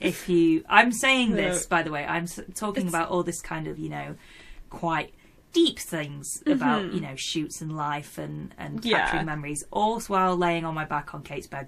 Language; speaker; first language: English; native; English